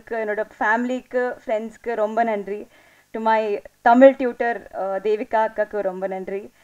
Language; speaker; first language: Tamil; non-native, local second language; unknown